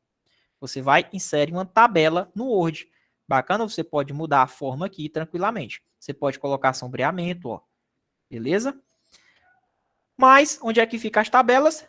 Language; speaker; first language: Portuguese; native; Portuguese